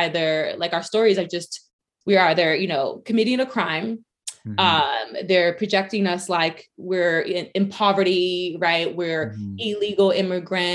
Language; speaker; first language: English; early bilingual, other home language; Spanish